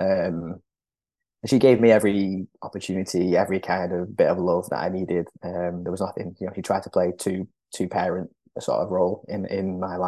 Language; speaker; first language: English; native; English